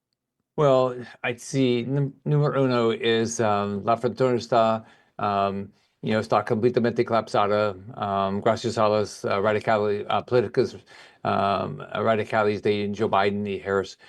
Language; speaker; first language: Spanish; non-native, learner; English